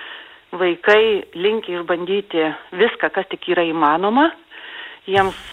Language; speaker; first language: Lithuanian; native; Lithuanian